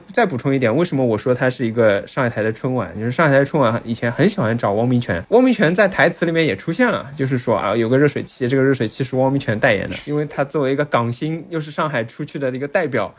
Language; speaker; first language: Chinese; native; Chinese